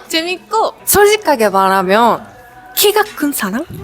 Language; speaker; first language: Korean; non-native, learner; Japanese